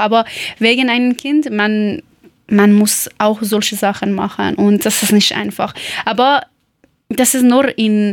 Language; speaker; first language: German; non-native, learner; Persian